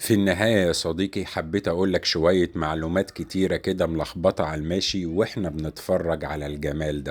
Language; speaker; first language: Arabic; native; Arabic